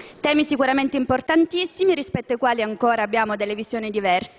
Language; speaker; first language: Italian; native; Italian